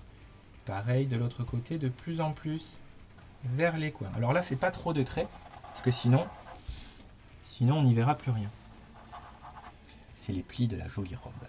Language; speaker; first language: French; native; French